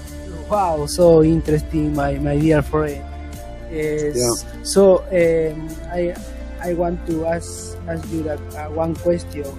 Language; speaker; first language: English; non-native, learner; Spanish